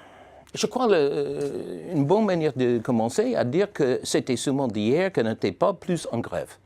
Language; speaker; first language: French; non-native, fluent; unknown